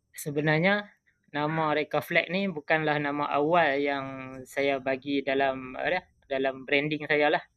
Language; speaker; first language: Malay; native; Malay